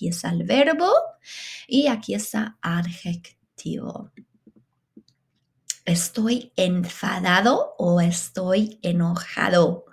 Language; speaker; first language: Spanish; non-native, fluent; English